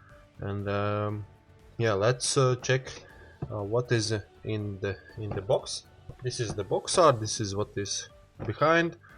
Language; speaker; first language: English; non-native, learner; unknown